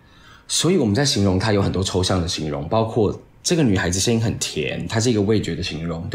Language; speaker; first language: Chinese; native; Chinese